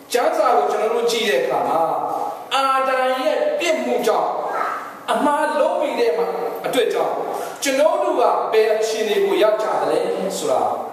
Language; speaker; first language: Burmese; non-native, local second language; Tedim Chin